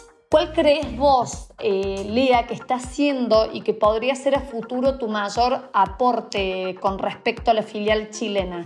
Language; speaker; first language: Spanish; native; Spanish